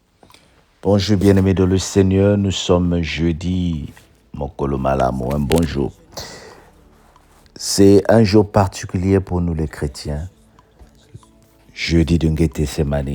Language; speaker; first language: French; non-native, local second language; Lingala